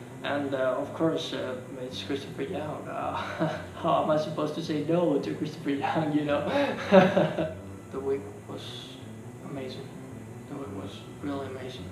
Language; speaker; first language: English; non-native, fluent; Spanish